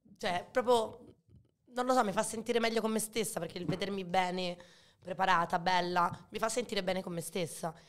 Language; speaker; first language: Italian; early bilingual, other home language; Arabic